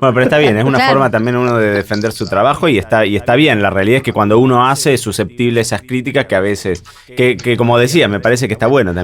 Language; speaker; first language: Spanish; native; Spanish